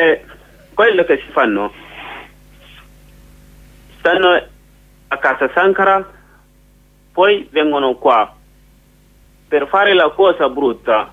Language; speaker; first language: Italian; non-native, learner; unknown